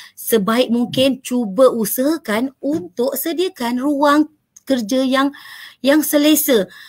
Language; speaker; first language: Malay; native; Malay